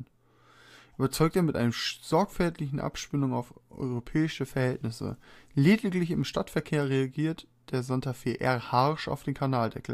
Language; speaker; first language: German; native; German